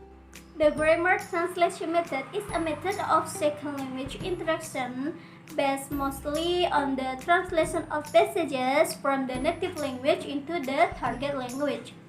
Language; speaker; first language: English; non-native, learner; Indonesian